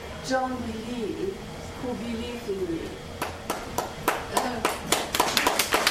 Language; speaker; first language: English; non-native, fluent; Polish